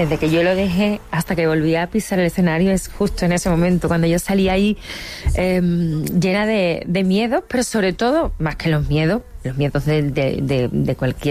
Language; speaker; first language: Spanish; native; Spanish